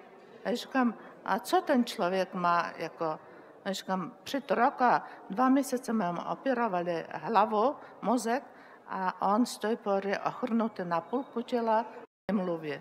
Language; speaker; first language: Czech; non-native, learner; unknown